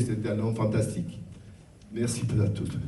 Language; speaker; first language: French; native; French